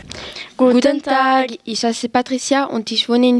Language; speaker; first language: German; non-native, learner; French